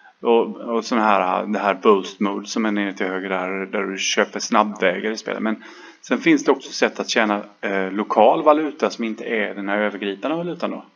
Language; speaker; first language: Swedish; native; Swedish